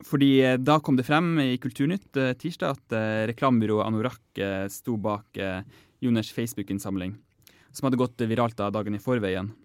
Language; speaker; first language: Norwegian; native; Norwegian